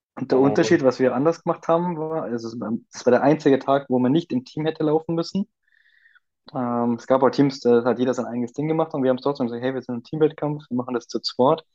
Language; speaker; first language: German; native; German